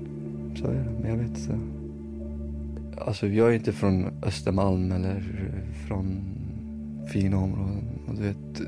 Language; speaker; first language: Swedish; early bilingual, other home language; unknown